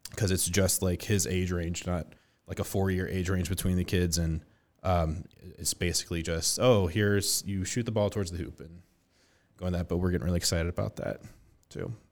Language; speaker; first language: English; native; English